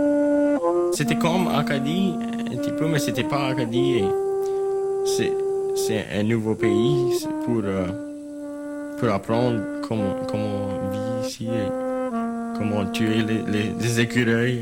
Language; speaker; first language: French; non-native, local second language; English